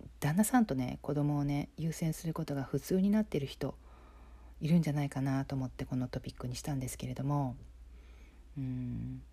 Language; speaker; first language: Japanese; native; Japanese